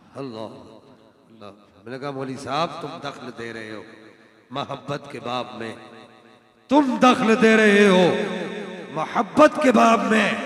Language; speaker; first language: Urdu; non-native, local second language; Punjabi